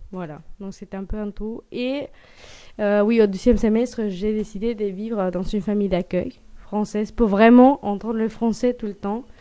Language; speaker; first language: French; non-native, fluent; Spanish